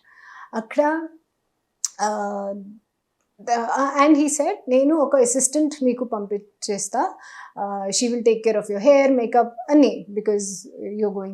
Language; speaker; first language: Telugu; non-native, local second language; Hindi